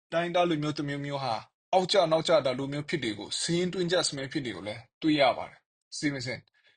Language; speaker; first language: Burmese; non-native, local second language; Kachin